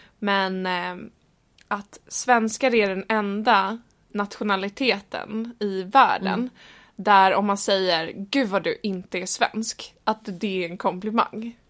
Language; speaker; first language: Swedish; native; Swedish